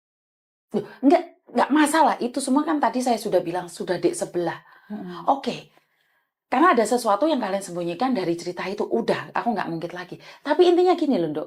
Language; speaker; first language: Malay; non-native, local second language; Javanese